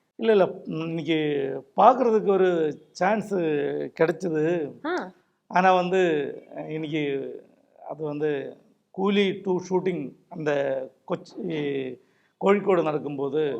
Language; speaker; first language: Tamil; non-native, local second language; Malayalam